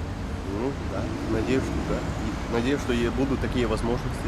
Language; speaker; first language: Russian; early bilingual, heritage; Dutch